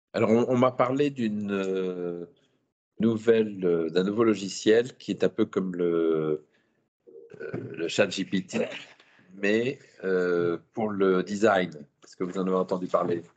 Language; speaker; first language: French; native; French